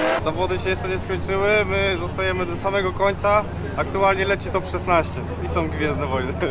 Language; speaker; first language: Polish; native; Polish